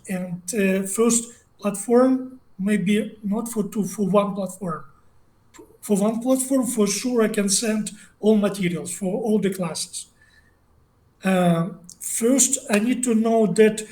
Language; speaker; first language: English; non-native, learner; Russian